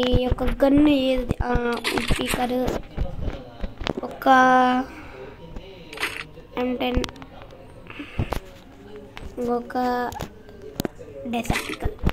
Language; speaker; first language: Telugu; native; Telugu